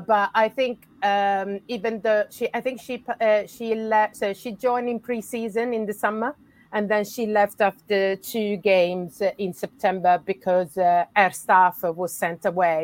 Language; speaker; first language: English; non-native, fluent; Italian